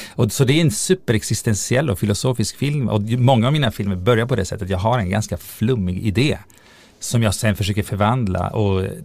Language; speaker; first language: Swedish; non-native, fluent; Italian